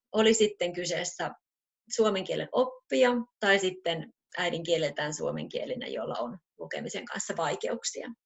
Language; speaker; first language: Finnish; native; Finnish